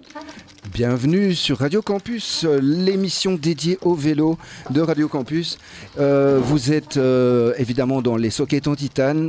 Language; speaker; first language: French; native; French